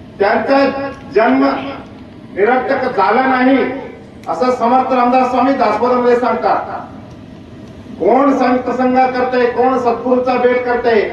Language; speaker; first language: Marathi; non-native, local second language; Kannada